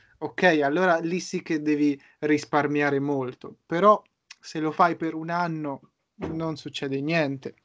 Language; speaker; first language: Italian; native; Italian